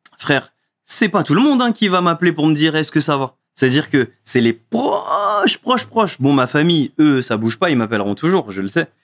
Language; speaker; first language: French; early bilingual, other home language; Fula